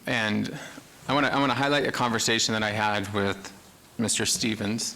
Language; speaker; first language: English; native; English